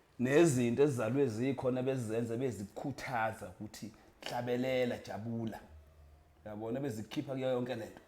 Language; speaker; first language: Zulu; native; Zulu